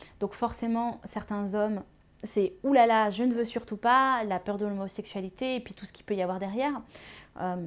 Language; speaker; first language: French; native; French